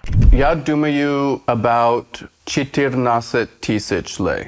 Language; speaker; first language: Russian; non-native, learner; English